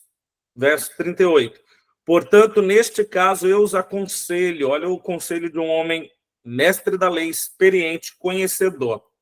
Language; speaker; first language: Portuguese; native; Portuguese